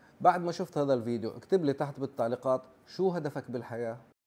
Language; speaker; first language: Arabic; native; Arabic